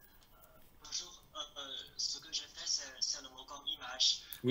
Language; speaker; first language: French; non-native, learner; Chinese